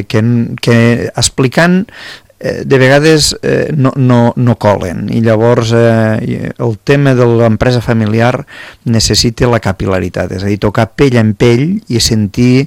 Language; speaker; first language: Catalan; native; Catalan